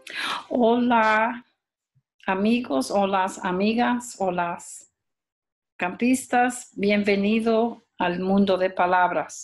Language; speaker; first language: Spanish; early bilingual, heritage; Spanish